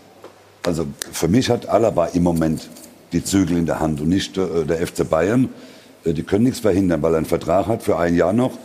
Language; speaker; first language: German; native; German